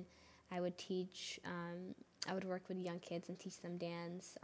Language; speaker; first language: English; early bilingual, other home language; Amharic